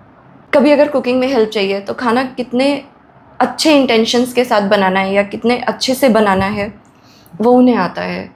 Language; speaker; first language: Hindi; native; Hindi